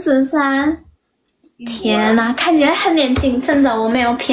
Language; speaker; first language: Chinese; non-native, learner; Indonesian